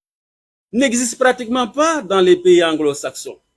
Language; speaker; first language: French; non-native, local second language; Wolof